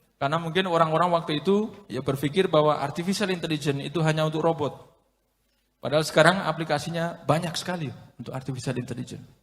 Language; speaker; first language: Indonesian; non-native, local second language; Javanese